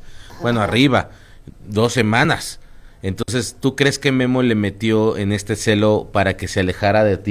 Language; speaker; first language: Spanish; native; Spanish